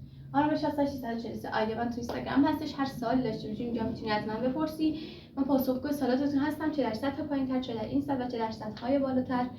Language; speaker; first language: Persian; native; Persian